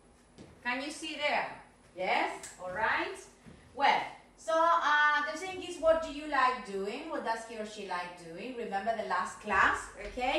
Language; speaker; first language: English; non-native, fluent; Spanish